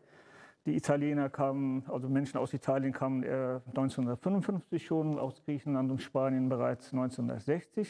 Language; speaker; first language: German; early bilingual, other home language; Turkish